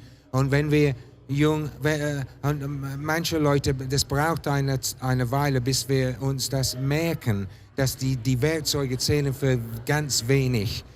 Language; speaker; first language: German; non-native, fluent; English